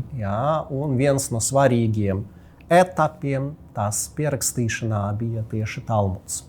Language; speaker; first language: Latvian; non-native, local second language; Russian